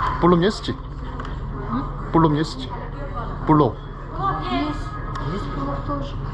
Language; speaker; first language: Russian; non-native, learner; Korean